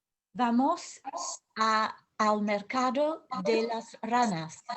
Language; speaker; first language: Spanish; non-native, learner; English